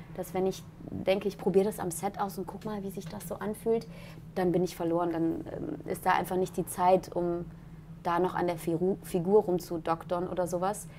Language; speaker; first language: German; native; German